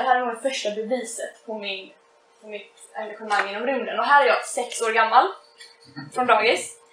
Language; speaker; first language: Swedish; native; Swedish